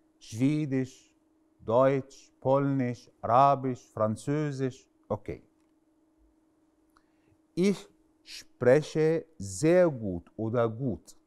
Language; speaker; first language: German; non-native, fluent; Arabic